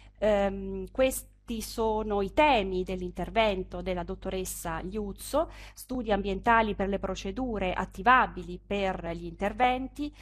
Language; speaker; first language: Italian; native; Italian